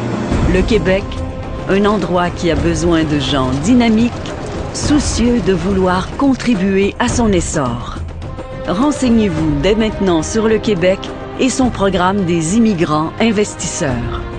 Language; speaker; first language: French; native; French